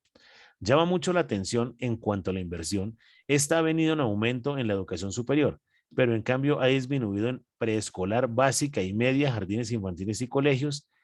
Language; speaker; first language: Spanish; native; Spanish